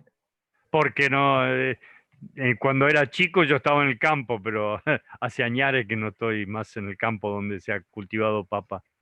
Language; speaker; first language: Spanish; native; Spanish